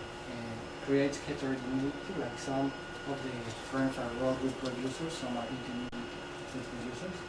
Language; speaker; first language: English; non-native, fluent; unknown